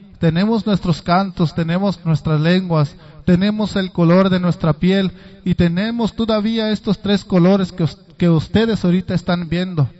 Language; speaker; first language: Spanish; non-native, local second language; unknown